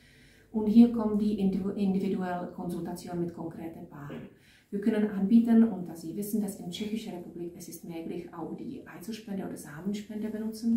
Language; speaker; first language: German; non-native, fluent; Czech